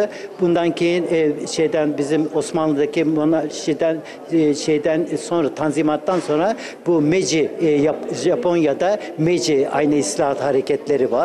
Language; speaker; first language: Turkish; early bilingual, other home language; Uzbek